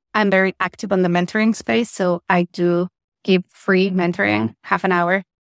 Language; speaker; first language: English; non-native, fluent; Spanish